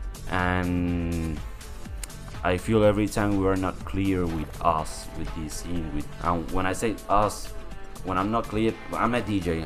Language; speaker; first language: English; non-native, local second language; Spanish